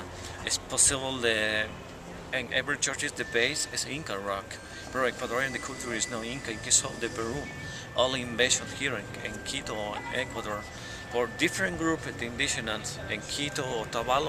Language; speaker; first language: English; non-native, learner; Spanish